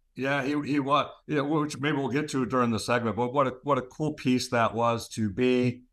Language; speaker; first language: English; native; English